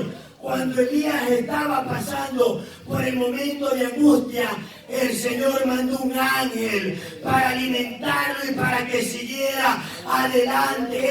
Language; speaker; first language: Spanish; native; Spanish